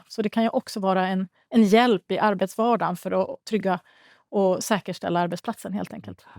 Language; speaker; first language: Swedish; native; Swedish